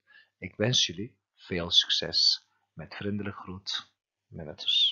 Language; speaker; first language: Dutch; non-native, fluent; Turkish